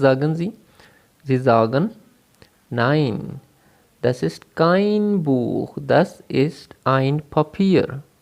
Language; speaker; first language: German; non-native, fluent; Urdu